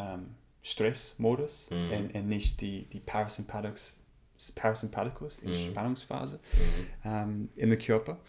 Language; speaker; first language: German; non-native, learner; English